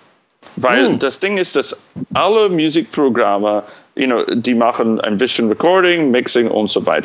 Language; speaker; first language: German; non-native, fluent; English